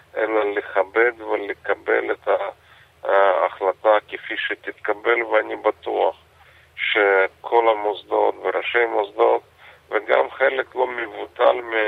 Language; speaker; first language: Hebrew; non-native, fluent; Russian